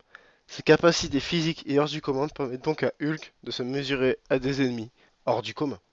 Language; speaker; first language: French; native; French